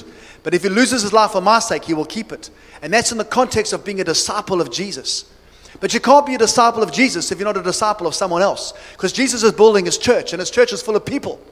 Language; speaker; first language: English; native; English